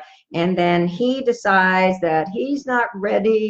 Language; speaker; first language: English; native; English